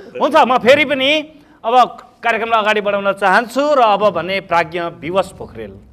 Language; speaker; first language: Nepali; native; Nepali